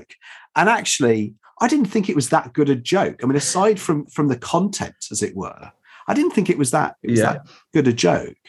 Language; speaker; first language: English; native; English